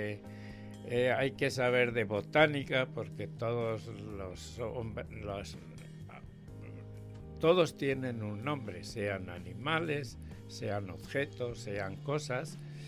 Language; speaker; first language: Spanish; native; Spanish